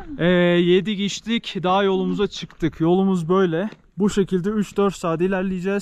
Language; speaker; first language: Turkish; native; Turkish